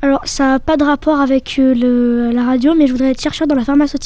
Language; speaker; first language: French; native; French